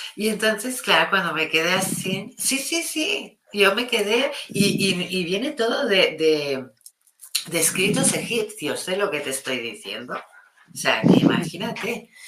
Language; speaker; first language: Spanish; non-native, local second language; Catalan